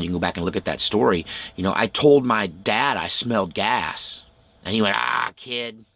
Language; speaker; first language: English; native; English